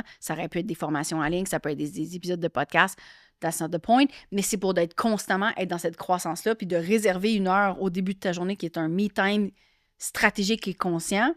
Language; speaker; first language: French; native; French